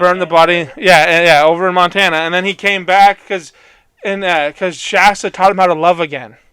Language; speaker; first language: English; native; English